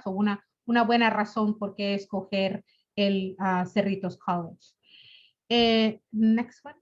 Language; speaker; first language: Spanish; early bilingual, other home language; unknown